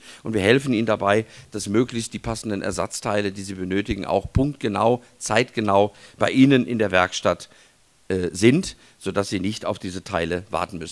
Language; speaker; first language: German; native; German